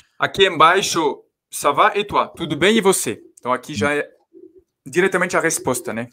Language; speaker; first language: Portuguese; non-native, fluent; French